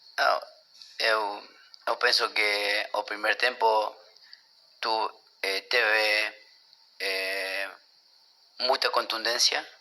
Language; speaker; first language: Portuguese; non-native, learner; Spanish